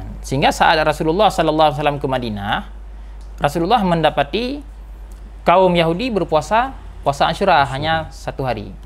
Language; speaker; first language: Malay; non-native, local second language; Achinese